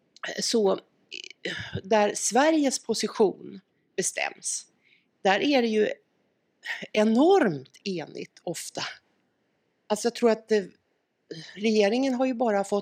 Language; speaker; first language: Swedish; native; Swedish